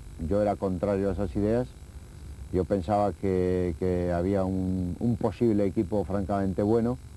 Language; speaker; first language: Spanish; native; Spanish